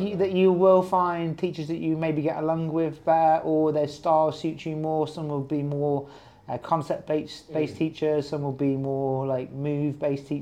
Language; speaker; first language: English; native; English